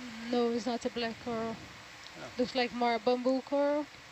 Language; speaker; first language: English; non-native, fluent; Portuguese